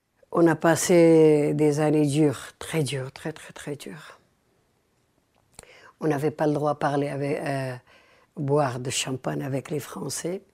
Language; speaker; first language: French; early bilingual, other home language; Arabic